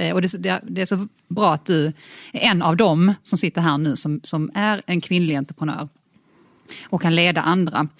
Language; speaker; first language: Swedish; native; Swedish